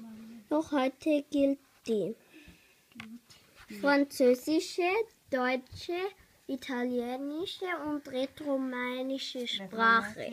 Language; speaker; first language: German; non-native, learner; Thai